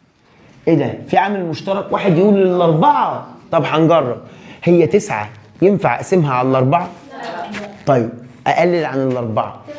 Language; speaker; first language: Arabic; native; Arabic